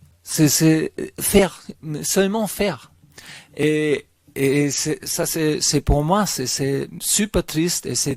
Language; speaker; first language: French; non-native, learner; German